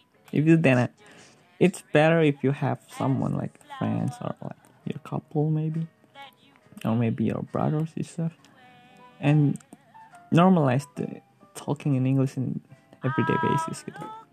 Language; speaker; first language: English; non-native, fluent; Indonesian